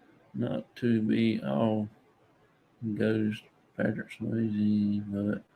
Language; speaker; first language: English; native; English